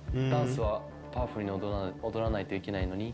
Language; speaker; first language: Japanese; native; Japanese